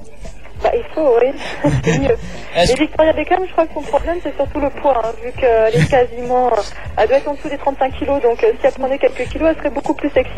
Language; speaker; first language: French; native; French